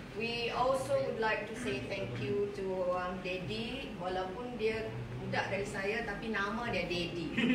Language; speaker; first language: English; non-native, local second language; Malay